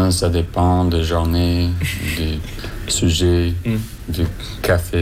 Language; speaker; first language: French; non-native, learner; English